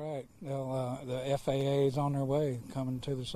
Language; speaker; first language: English; native; English